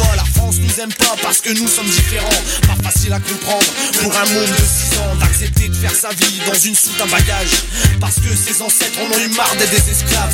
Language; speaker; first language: French; early bilingual, other home language; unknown